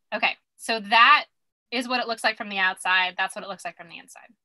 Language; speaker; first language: English; native; English